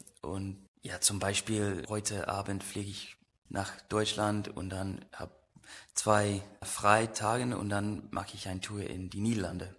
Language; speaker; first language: German; non-native, learner; English